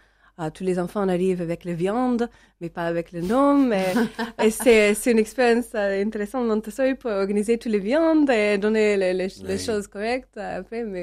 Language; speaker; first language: French; non-native, learner; English